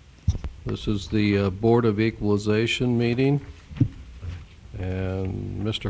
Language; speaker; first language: English; native; English